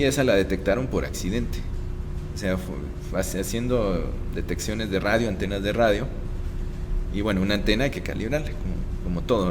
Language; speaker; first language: Spanish; native; Spanish